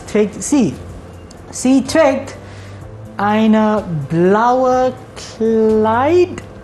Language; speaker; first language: German; non-native, learner; Malay